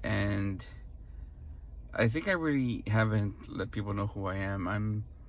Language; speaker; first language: English; early bilingual, other home language; Spanish